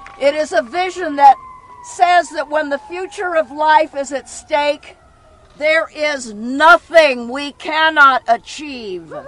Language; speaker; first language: English; native; English